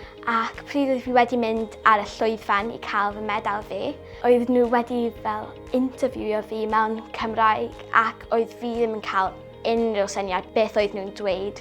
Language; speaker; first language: Welsh; non-native, local second language; English